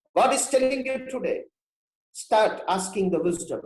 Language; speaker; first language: English; non-native, local second language; Hindi